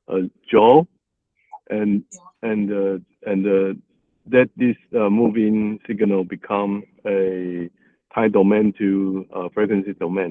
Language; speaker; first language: English; non-native, learner; Chinese